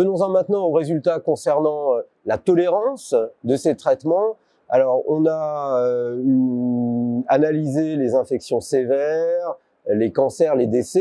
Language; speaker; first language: French; native; French